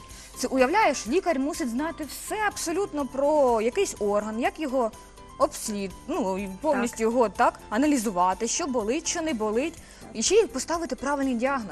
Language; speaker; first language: Ukrainian; native; Ukrainian